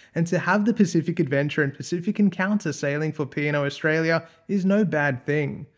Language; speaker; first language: English; native; English